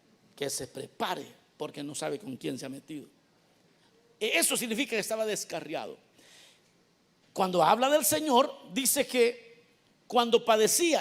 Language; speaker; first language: Spanish; native; Spanish